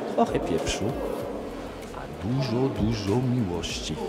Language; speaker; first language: Polish; non-native, fluent; French